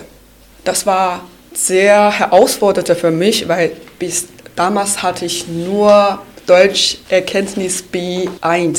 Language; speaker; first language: German; non-native, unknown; Chinese